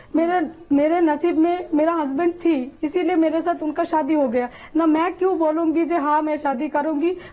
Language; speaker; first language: Hindi; non-native, learner; Bangla